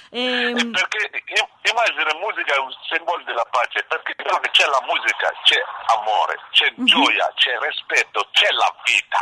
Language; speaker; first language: Italian; non-native, learner; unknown